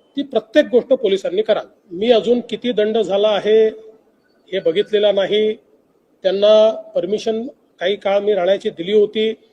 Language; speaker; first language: Marathi; native; Marathi